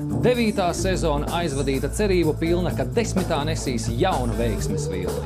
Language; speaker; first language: Latvian; native; Latvian